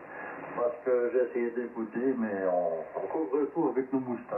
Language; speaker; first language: French; native; French